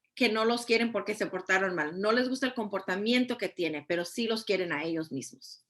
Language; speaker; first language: Spanish; early bilingual, heritage; Spanish